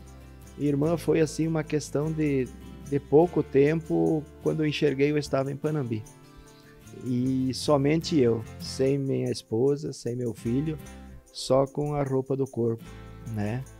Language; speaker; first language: Portuguese; native; Portuguese